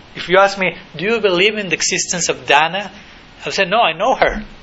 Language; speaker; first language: English; non-native, fluent; Spanish